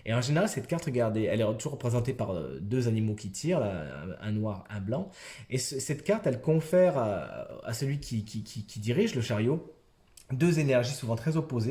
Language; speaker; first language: French; native; French